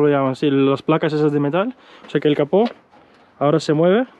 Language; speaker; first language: Spanish; native; Spanish